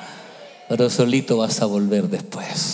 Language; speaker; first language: Spanish; native; Spanish